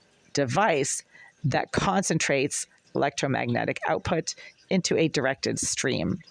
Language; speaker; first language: English; native; English